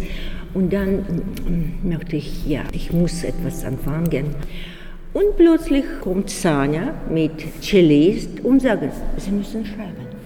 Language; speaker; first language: German; non-native, learner; Ukrainian